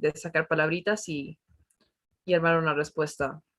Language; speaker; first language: Spanish; early bilingual, heritage; Spanish